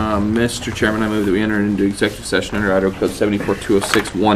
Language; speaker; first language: English; native; English